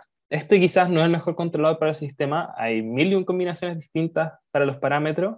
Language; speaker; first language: Spanish; native; Spanish